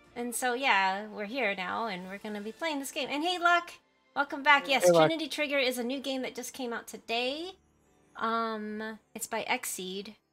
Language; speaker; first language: English; native; English